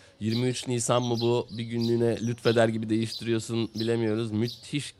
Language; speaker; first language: Turkish; native; Turkish